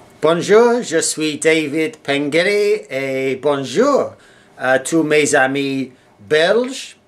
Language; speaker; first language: French; non-native, learner; English